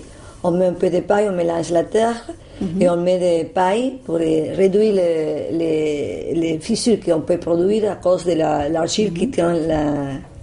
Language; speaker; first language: French; non-native, learner; Spanish